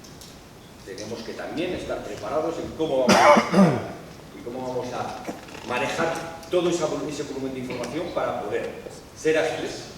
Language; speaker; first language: Spanish; native; Spanish